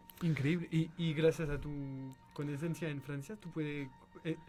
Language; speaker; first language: Spanish; non-native, learner; French